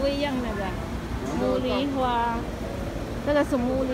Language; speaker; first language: Chinese; non-native, learner; Filipino